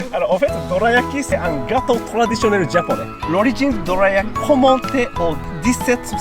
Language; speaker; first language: French; non-native, learner; Japanese